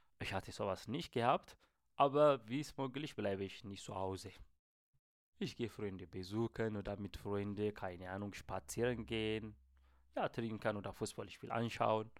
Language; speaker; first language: German; non-native, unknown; Amharic